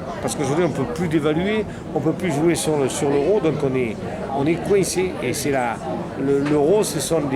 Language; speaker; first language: French; native; French